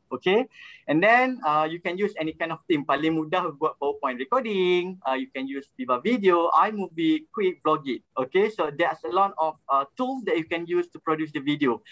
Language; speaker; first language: English; non-native, local second language; Malay